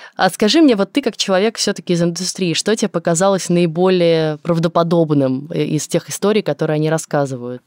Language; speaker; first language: Russian; native; Russian